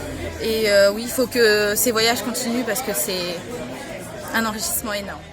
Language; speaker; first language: French; native; French